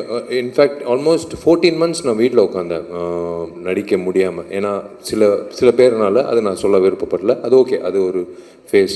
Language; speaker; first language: Tamil; native; Tamil